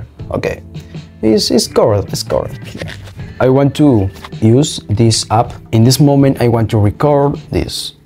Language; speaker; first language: English; non-native, learner; Spanish